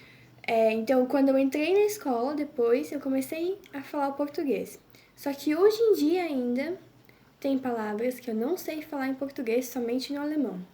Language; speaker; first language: Portuguese; non-native, local second language; German